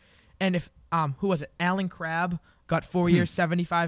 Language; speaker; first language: English; native; English